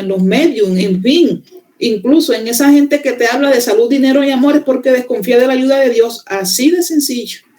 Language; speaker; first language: Spanish; native; Spanish